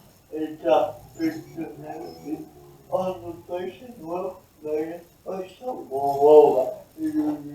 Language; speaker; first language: Basque; non-native, learner; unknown